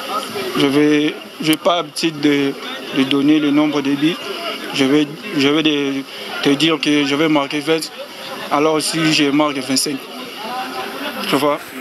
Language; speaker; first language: French; non-native, fluent; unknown